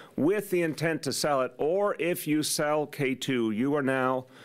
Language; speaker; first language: English; native; English